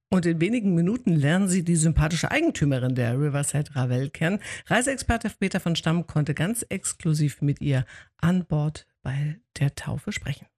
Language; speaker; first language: German; native; German